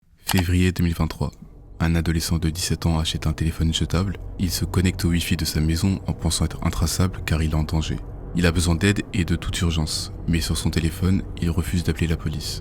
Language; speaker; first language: French; native; French